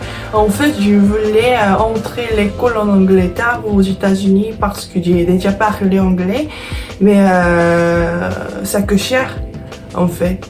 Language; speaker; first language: French; non-native, fluent; Korean